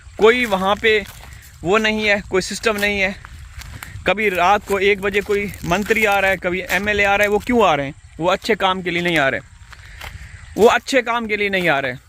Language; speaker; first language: Urdu; native; Urdu